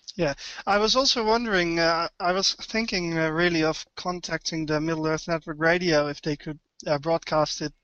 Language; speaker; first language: English; non-native, fluent; Dutch